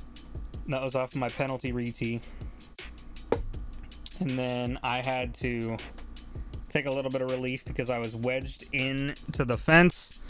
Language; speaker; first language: English; native; English